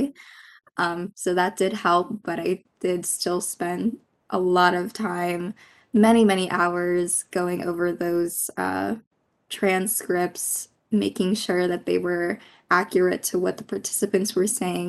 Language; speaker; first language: English; non-native, local second language; Filipino